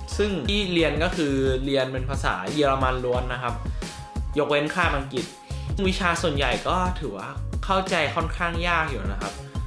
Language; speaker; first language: Thai; native; Thai